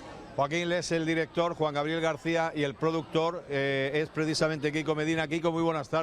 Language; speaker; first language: Spanish; native; Spanish